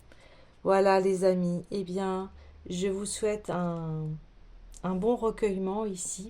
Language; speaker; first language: French; native; French